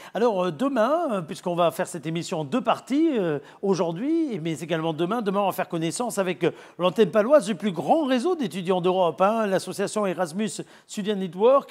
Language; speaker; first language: French; native; French